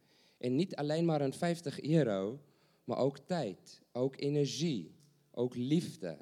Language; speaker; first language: Dutch; non-native, learner; English